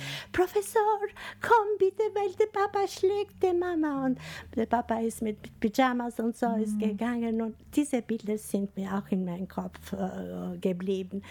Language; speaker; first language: German; non-native, learner; Albanian